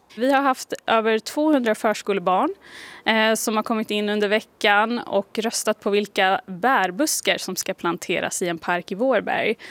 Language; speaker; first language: Swedish; native; Swedish